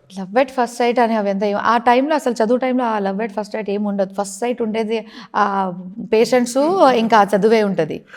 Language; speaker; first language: Telugu; non-native, local second language; Kannada